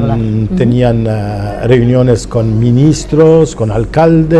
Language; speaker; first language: Spanish; non-native, fluent; Arabic